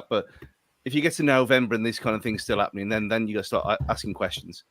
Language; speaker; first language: English; native; English